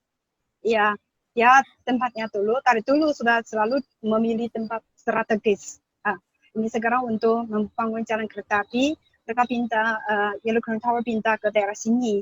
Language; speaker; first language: Indonesian; non-native, learner; Chinese